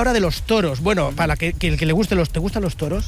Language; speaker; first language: Spanish; native; Spanish